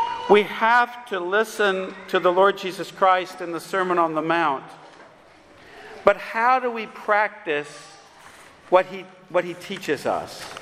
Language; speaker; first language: English; native; English